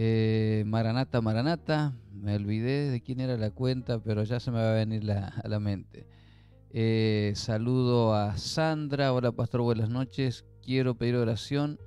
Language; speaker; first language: Spanish; native; Spanish